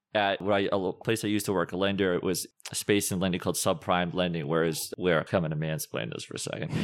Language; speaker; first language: English; native; English